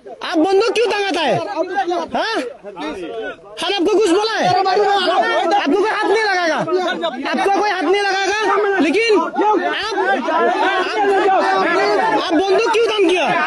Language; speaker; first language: Hindi; non-native, learner; Bangla